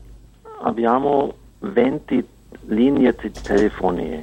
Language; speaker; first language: Italian; non-native, fluent; German